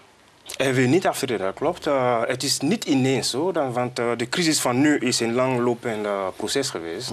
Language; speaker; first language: Dutch; non-native, fluent; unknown